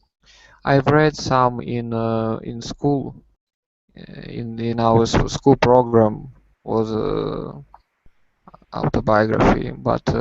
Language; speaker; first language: English; non-native, learner; Russian